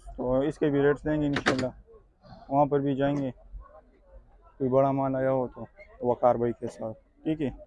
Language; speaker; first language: Urdu; non-native, local second language; Pashto